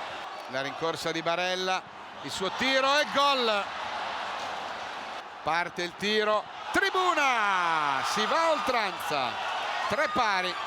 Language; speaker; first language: Italian; native; Italian